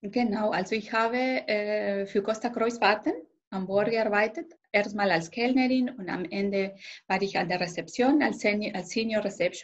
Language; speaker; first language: German; non-native, fluent; Spanish